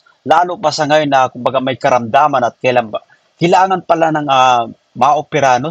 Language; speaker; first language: Filipino; native; Filipino